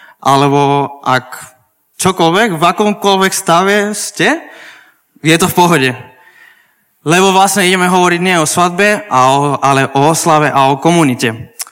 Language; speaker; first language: Slovak; non-native, fluent; Spanish